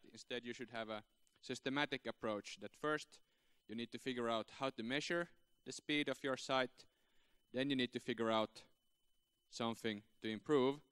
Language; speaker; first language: English; non-native, fluent; Finnish